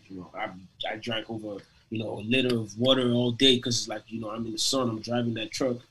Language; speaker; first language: English; non-native, local second language; Igbo